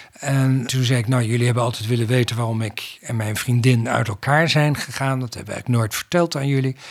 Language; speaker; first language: Dutch; native; Dutch